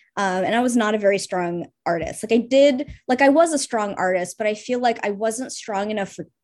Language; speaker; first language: English; early bilingual, heritage; Russian